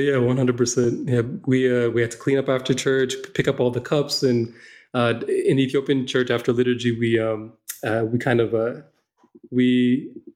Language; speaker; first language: English; non-native, local second language; Amharic